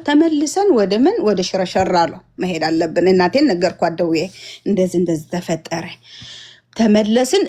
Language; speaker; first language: Amharic; non-native, fluent; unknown